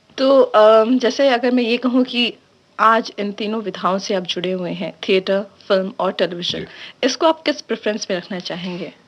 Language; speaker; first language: Hindi; native; Hindi